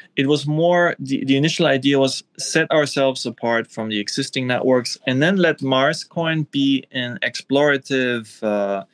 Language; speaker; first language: English; non-native, fluent; German